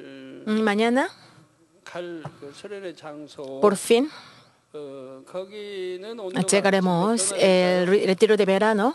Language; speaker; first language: Spanish; non-native, learner; Korean